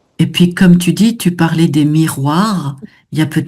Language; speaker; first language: French; native; French